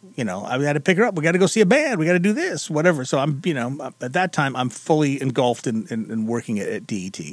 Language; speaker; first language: English; native; English